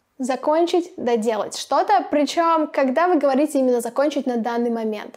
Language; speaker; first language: Russian; native; Russian